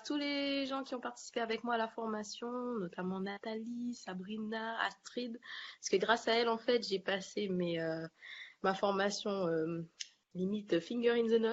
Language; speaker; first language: French; native; French